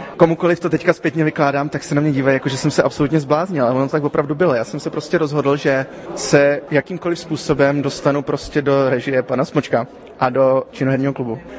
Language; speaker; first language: Czech; early bilingual, heritage; Czech